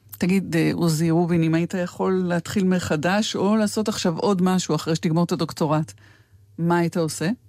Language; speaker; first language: Hebrew; native; Hebrew